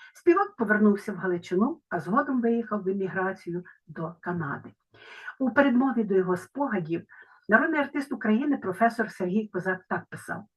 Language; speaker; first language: Ukrainian; native; Ukrainian